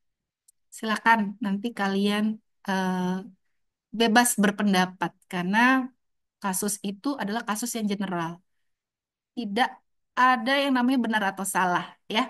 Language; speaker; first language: Indonesian; native; Indonesian